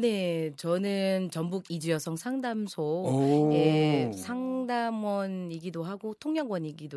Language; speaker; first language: Korean; non-native, fluent; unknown